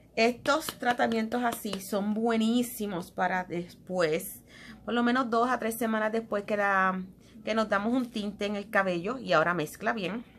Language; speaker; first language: Spanish; native; Spanish